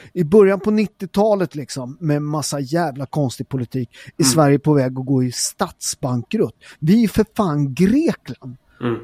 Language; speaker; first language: Swedish; early bilingual, other home language; Italian